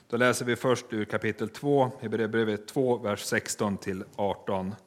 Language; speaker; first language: Swedish; native; Swedish